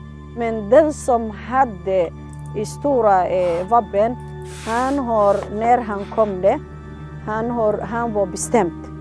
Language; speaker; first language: Swedish; non-native, learner; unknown